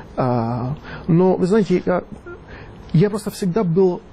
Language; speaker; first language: Russian; non-native, fluent; Italian